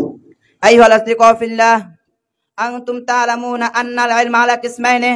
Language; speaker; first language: Arabic; non-native, learner; Bangla